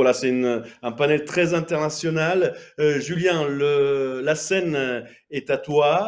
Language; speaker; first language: French; native; French